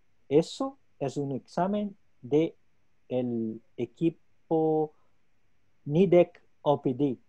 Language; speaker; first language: Spanish; non-native, local second language; Portuguese